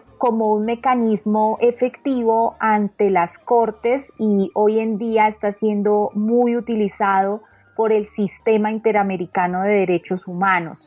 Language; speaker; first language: Spanish; native; Spanish